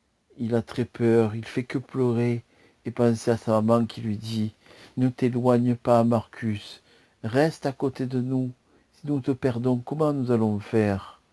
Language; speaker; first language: French; native; French